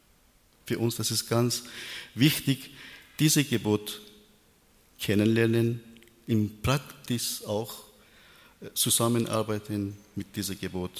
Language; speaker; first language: German; non-native, learner; Persian